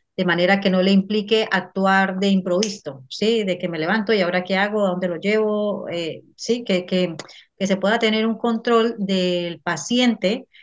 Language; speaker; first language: Spanish; native; Spanish